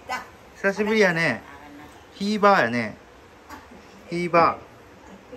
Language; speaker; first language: Japanese; native; Japanese